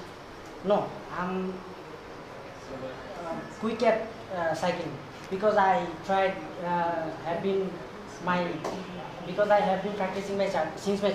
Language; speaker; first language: English; non-native, learner; Bangla